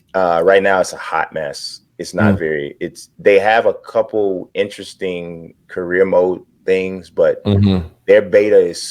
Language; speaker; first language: English; native; English